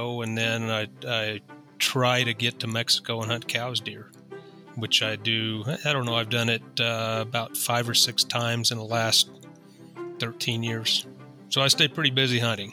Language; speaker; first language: English; native; English